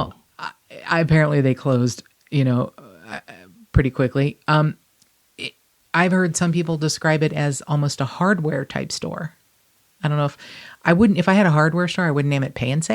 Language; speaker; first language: English; native; English